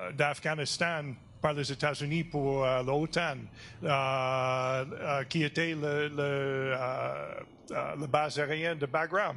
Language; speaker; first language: French; non-native, fluent; English